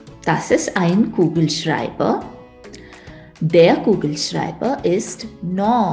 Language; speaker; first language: German; non-native, fluent; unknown